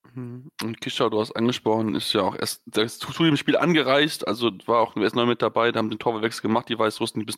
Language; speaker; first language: German; native; German